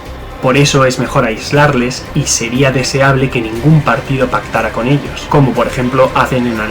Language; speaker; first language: Spanish; native; Spanish